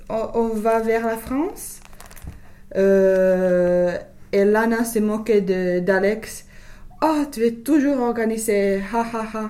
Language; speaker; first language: French; non-native, learner; English